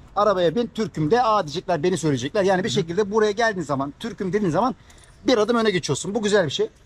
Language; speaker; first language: Turkish; native; Turkish